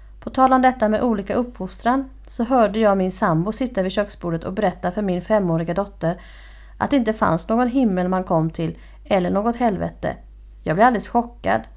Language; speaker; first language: Swedish; native; Swedish